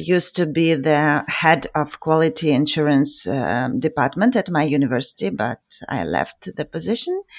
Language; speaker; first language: English; non-native, fluent; Ukrainian